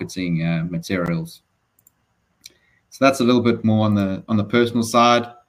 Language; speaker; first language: English; native; English